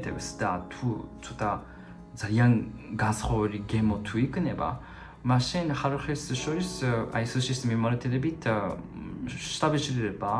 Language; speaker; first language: Georgian; non-native, fluent; Japanese